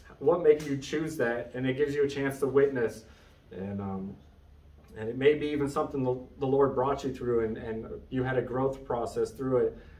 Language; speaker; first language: English; native; English